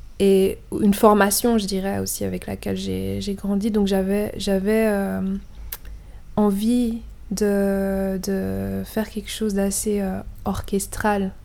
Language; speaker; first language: French; native; French